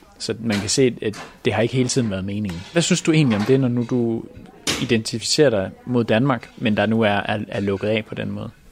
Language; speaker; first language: Danish; native; Danish